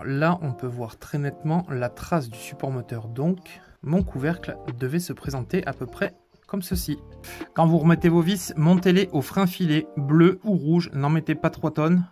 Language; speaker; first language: French; native; French